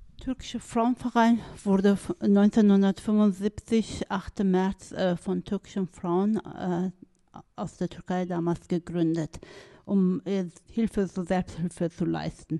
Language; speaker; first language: German; non-native, fluent; Turkish